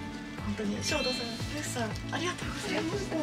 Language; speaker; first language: Japanese; native; Japanese